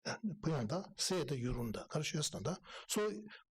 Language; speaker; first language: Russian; non-native, learner; Tibetan